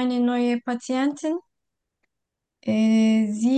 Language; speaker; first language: German; non-native, learner; Turkish